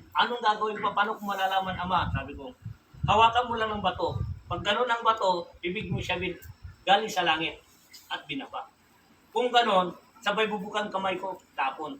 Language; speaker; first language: Filipino; non-native, local second language; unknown